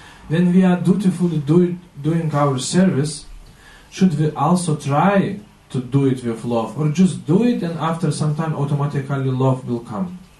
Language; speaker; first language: English; non-native, fluent; Lithuanian